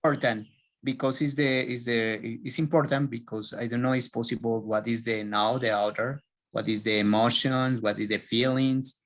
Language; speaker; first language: English; non-native, learner; Spanish